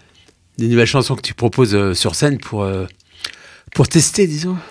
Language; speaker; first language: French; native; French